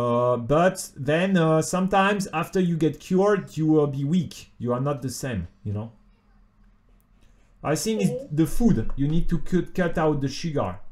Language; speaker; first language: English; non-native, fluent; French